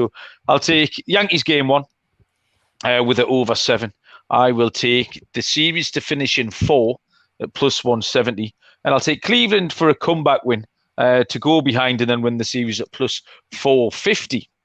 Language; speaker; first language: English; native; English